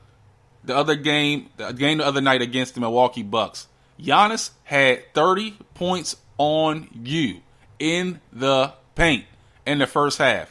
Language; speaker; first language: English; native; English